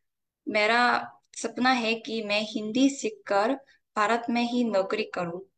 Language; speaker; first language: Hindi; non-native, fluent; Korean